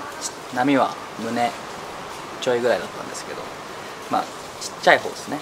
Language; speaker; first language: Japanese; native; Japanese